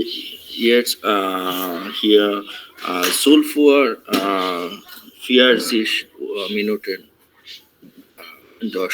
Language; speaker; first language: German; non-native, learner; Bangla